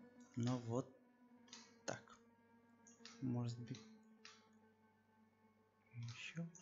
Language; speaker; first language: Russian; non-native, learner; Spanish